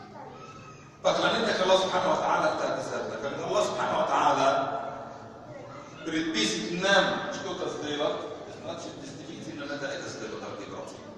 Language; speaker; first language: Russian; non-native, fluent; Arabic